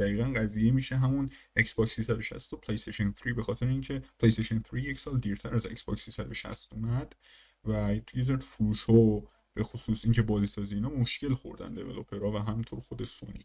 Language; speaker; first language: Persian; native; Persian